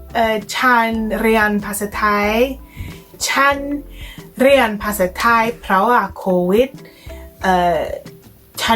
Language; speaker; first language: Thai; non-native, learner; English